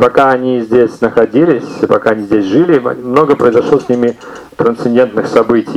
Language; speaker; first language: Russian; native; Russian